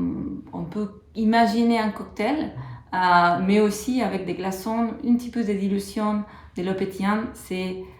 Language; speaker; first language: French; non-native, fluent; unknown